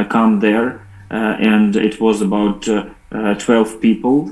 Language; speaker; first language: English; non-native, fluent; Ukrainian